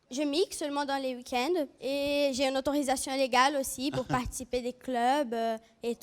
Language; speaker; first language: French; non-native, fluent; Portuguese